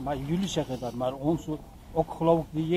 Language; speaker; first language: Dutch; non-native, learner; Turkish